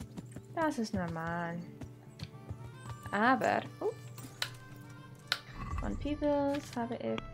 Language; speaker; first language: German; non-native, learner; Dutch